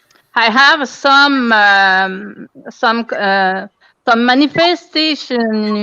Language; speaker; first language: English; non-native, local second language; French